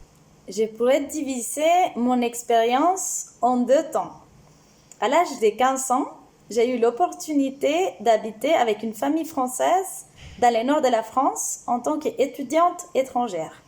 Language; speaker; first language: French; non-native, fluent; Spanish